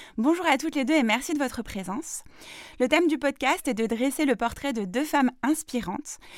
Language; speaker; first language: French; native; French